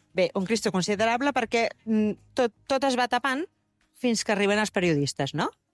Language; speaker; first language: Catalan; native; Catalan